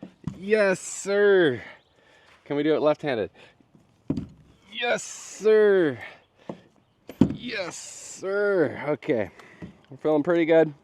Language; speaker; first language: English; native; English